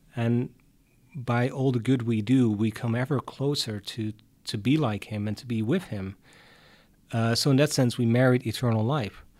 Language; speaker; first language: English; non-native, fluent; Dutch